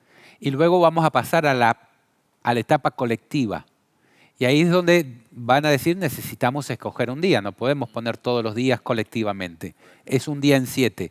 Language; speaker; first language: Spanish; native; Spanish